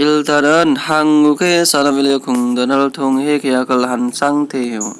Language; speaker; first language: Korean; non-native, learner; Indonesian